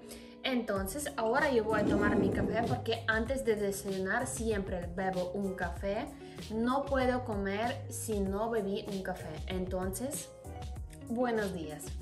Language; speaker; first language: Spanish; non-native, learner; Ukrainian